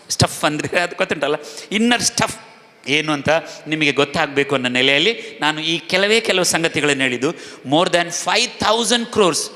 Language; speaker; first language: Kannada; non-native, local second language; Tulu